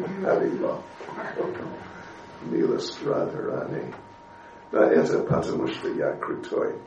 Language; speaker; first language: Russian; non-native, learner; English